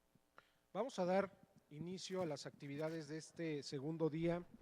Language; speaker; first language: Spanish; native; Spanish